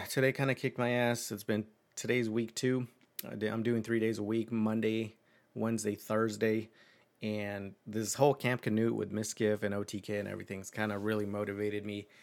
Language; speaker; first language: English; early bilingual, other home language; Spanish